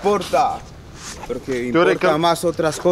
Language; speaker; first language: Spanish; native; Spanish